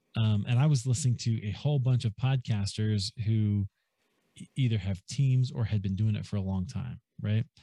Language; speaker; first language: English; native; English